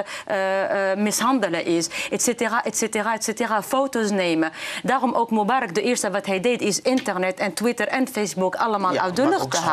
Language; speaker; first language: Dutch; non-native, fluent; Arabic